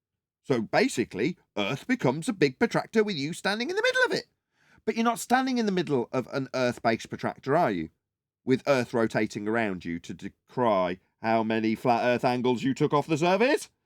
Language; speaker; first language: English; native; English